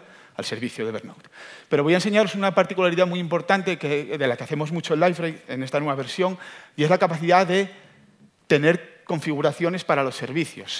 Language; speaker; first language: Spanish; native; Spanish